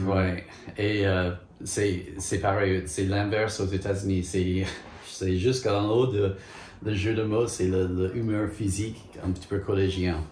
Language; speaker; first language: French; non-native, fluent; English